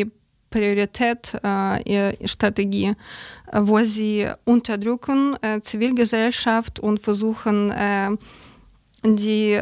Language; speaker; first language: German; non-native, learner; Ukrainian